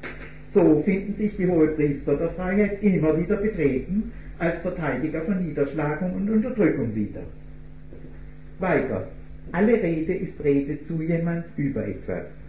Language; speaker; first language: German; native; German